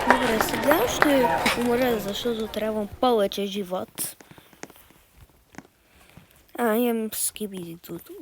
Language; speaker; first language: Bulgarian; early bilingual, heritage; Bulgarian